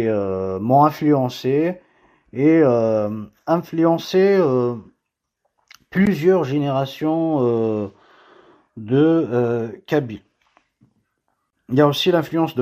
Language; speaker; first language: French; non-native, local second language; Kabyle